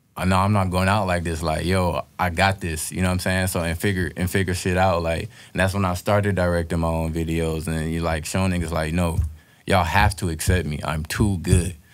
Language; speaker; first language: English; native; English